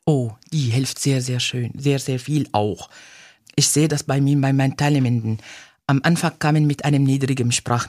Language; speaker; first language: German; non-native, fluent; Arabic